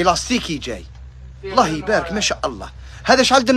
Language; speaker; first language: Arabic; native; Arabic